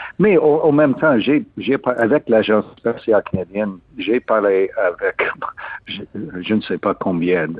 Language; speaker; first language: French; non-native, learner; English